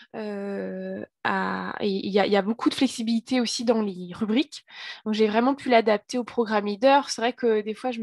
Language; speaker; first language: French; native; French